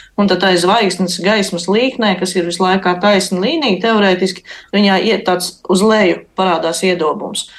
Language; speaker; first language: Latvian; native; Latvian